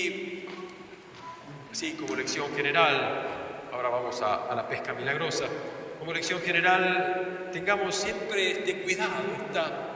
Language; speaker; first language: Spanish; native; Spanish